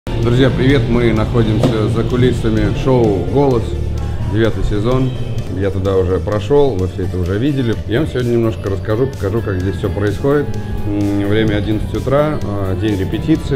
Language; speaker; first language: Russian; native; Russian